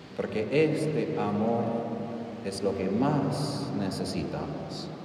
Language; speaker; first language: Spanish; non-native, fluent; English